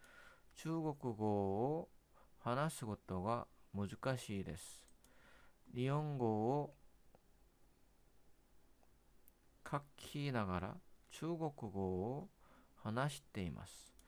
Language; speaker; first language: Japanese; non-native, learner; Korean